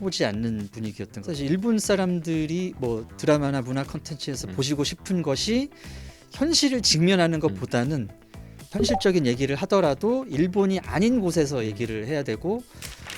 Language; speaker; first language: Korean; native; Korean